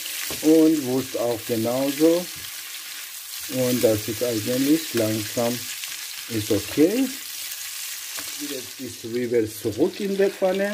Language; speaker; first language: German; non-native, learner; Persian